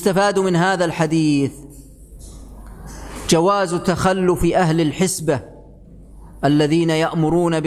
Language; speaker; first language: Arabic; native; Arabic